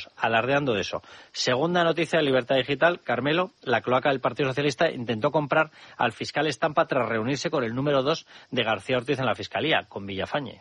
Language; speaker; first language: Spanish; native; Spanish